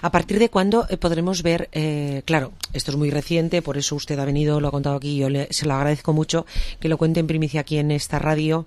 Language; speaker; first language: Spanish; non-native, local second language; Catalan